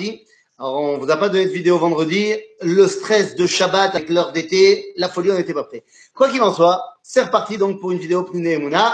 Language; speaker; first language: French; native; French